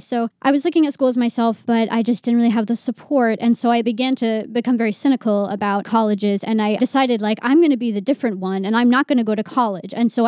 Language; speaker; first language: English; native; English